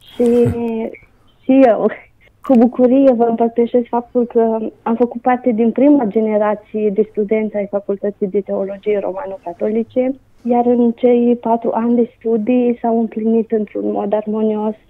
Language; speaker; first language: Romanian; native; Romanian